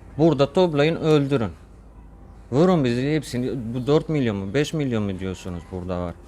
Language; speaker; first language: Turkish; non-native, fluent; Arabic